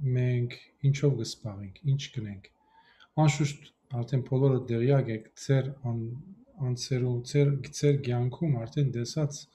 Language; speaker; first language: Armenian; early bilingual, heritage; Armenian